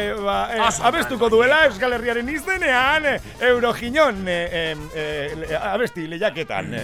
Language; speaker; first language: Basque; native; Basque